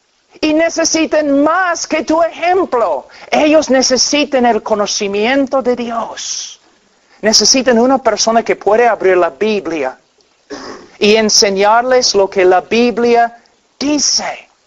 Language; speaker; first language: Spanish; non-native, fluent; English